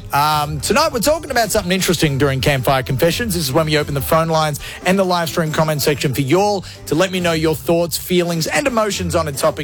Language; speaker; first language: English; native; English